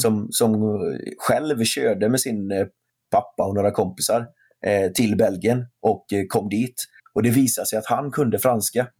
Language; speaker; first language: Swedish; native; Swedish